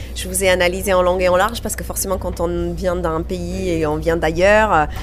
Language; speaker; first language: French; non-native, fluent; English